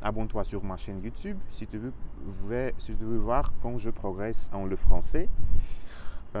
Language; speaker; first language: French; non-native, learner; Russian